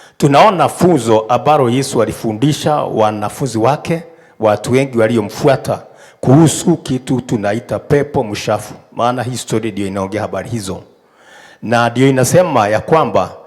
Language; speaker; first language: Swahili; non-native, local second language; Kikuyu